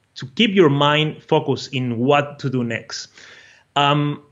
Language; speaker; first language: English; non-native, fluent; Portuguese